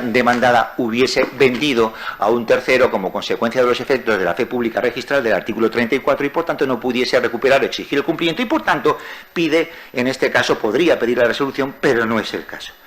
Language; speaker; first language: Spanish; native; Spanish